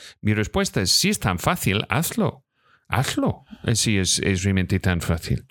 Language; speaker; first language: Spanish; non-native, fluent; English